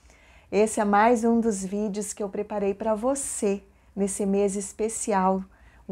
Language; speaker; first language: Portuguese; native; Portuguese